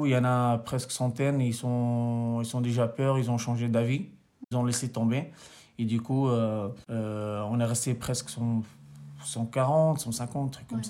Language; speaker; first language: French; non-native, local second language; Arabic